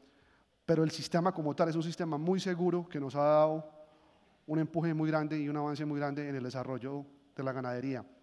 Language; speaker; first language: Spanish; native; Spanish